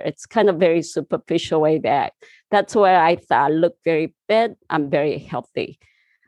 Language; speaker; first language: English; non-native, fluent; Korean